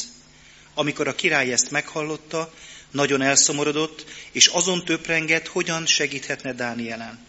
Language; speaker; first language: Hungarian; native; Hungarian